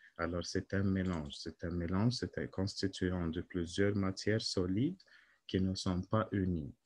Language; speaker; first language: French; non-native, local second language; Arabic